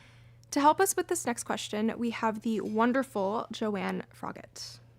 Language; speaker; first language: English; native; English